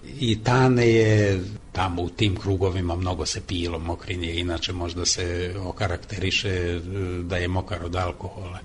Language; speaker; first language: Serbian; non-native, local second language; Hungarian